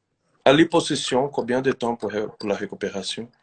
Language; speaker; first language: French; non-native, fluent; Portuguese